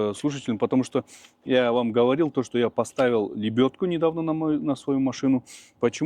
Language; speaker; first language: Russian; non-native, local second language; Kazakh